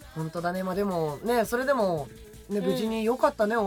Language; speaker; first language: Japanese; native; Japanese